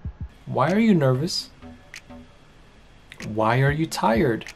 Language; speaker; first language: English; non-native, fluent; Portuguese